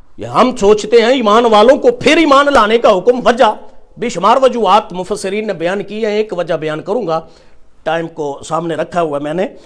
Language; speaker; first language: Urdu; non-native, local second language; Punjabi